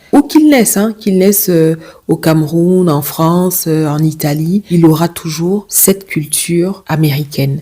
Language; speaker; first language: French; native; French